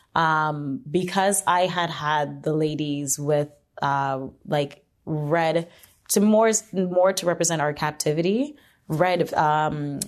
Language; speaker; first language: English; native; English